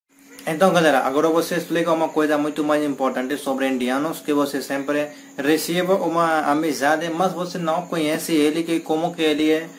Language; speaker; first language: Portuguese; non-native, learner; Hindi